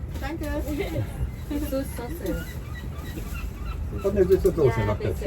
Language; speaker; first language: German; native; German